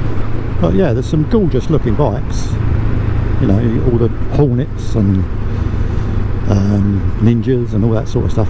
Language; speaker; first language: English; native; English